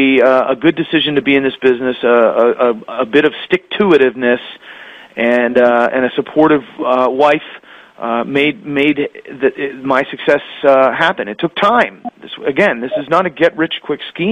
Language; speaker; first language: English; native; English